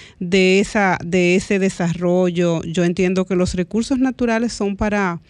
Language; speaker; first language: Spanish; native; Spanish